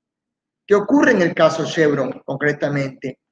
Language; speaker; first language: Spanish; native; Spanish